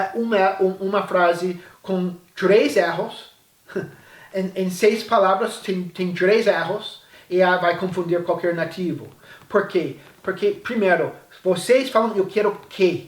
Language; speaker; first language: Portuguese; non-native, fluent; English